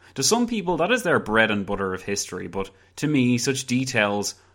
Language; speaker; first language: English; native; English